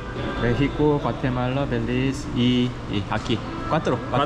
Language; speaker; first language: Spanish; non-native, learner; Korean